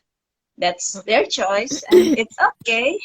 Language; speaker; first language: English; non-native, local second language; Indonesian